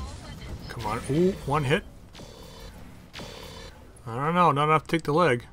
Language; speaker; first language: English; native; English